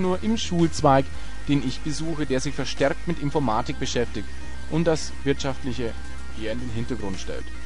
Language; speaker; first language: German; native; German